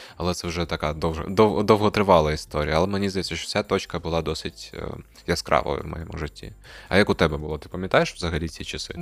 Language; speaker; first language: Ukrainian; non-native, local second language; Russian